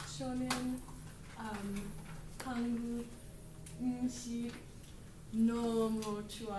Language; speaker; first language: Korean; non-native, learner; English